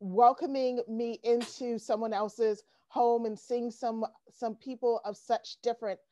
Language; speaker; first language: English; native; English